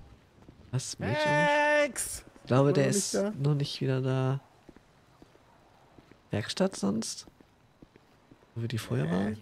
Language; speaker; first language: German; native; German